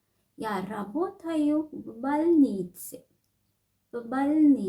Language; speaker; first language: Russian; non-native, fluent; Sinhala